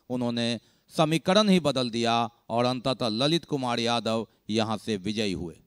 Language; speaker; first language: Hindi; native; Hindi